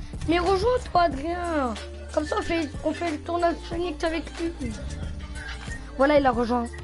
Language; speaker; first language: French; native; French